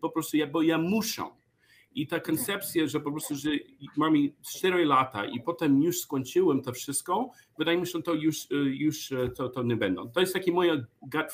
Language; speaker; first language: Polish; non-native, learner; English